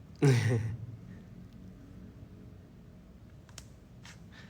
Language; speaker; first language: English; non-native, learner; Thai